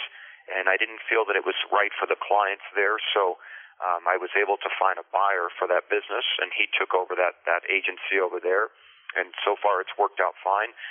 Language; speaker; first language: English; early bilingual, other home language; Spanish